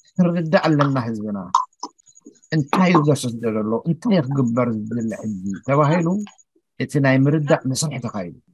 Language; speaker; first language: Tigrinya; native; Tigrinya